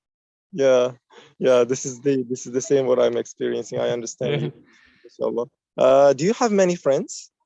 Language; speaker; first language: English; non-native, fluent; Uzbek